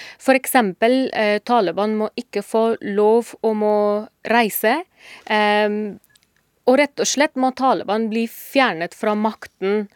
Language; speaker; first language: Norwegian; non-native, fluent; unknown